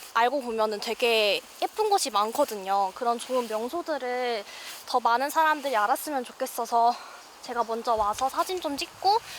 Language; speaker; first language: Korean; native; Korean